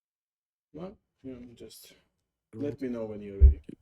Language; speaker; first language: English; non-native, fluent; Russian